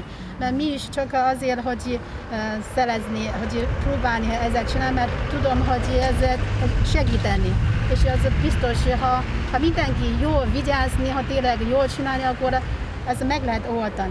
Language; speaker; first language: Hungarian; non-native, learner; Chinese